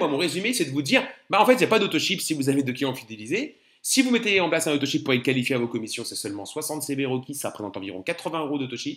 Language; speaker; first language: French; native; French